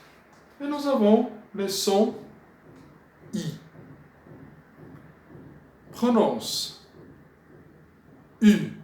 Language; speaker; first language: French; non-native, fluent; Portuguese